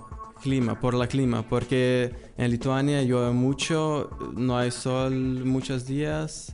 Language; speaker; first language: Spanish; non-native, learner; Lithuanian